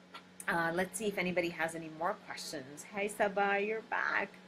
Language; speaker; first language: English; native; English